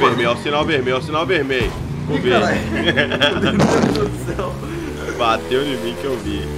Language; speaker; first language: Portuguese; native; Portuguese